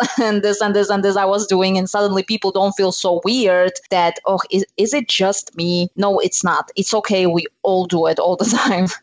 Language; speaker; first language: English; non-native, fluent; Slovak